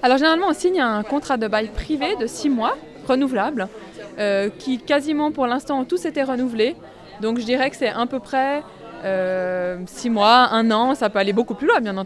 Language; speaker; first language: French; native; French